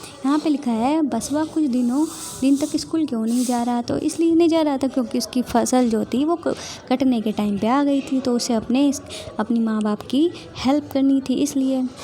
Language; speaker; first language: Hindi; native; Hindi